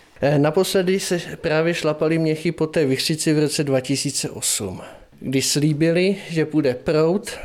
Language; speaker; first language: Czech; native; Czech